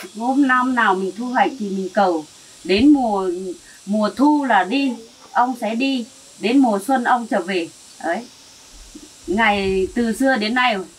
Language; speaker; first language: Vietnamese; non-native, local second language; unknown